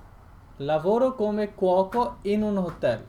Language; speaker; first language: Italian; non-native, learner; Bangla